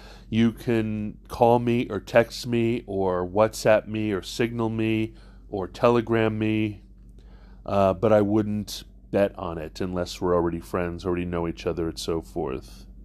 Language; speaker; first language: English; native; English